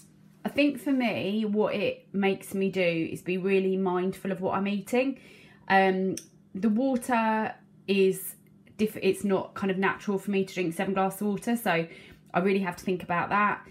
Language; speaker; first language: English; native; English